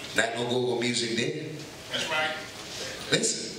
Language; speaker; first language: English; native; English